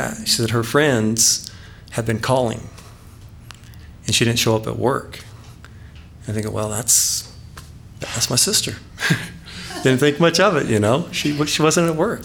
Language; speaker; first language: English; native; English